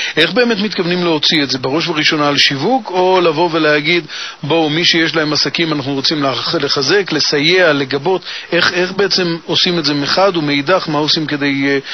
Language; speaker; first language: Hebrew; native; Hebrew